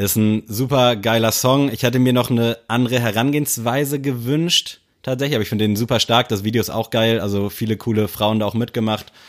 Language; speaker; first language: German; native; German